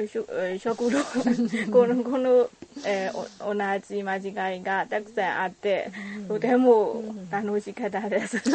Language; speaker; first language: Japanese; non-native, learner; Burmese